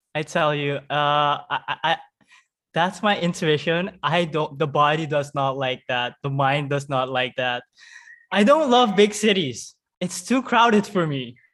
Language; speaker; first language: English; non-native, fluent; Dutch